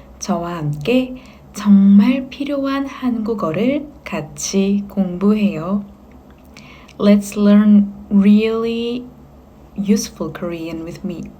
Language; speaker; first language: Korean; native; Korean